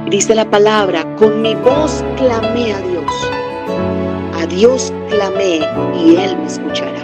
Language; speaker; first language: Spanish; native; Spanish